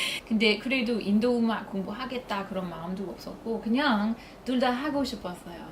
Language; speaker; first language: Korean; non-native, fluent; English